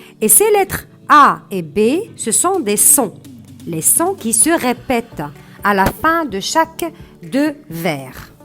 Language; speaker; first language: French; non-native, local second language; Arabic